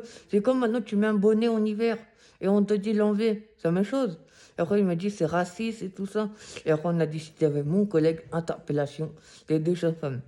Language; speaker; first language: French; non-native, fluent; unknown